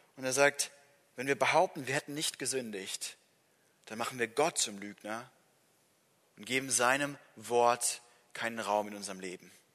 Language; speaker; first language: German; non-native, fluent; English